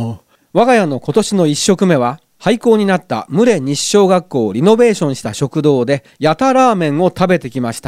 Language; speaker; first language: Japanese; native; Japanese